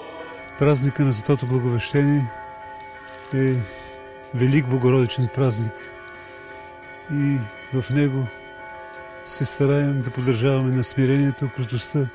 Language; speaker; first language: Bulgarian; native; Bulgarian